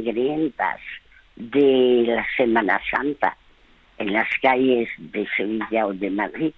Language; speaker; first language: Spanish; early bilingual, other home language; French